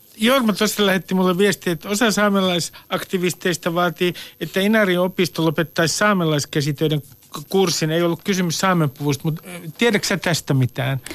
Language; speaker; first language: Finnish; native; Finnish